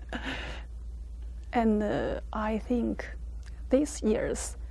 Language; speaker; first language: English; non-native, learner; Chinese